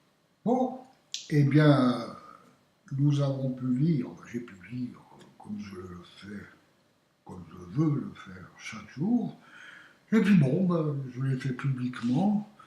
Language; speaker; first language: French; native; French